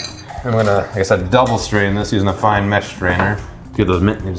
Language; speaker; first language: English; native; English